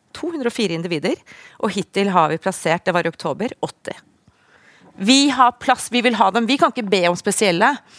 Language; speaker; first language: Norwegian; native; Norwegian